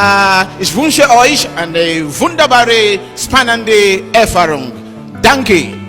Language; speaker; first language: German; non-native, learner; Yoruba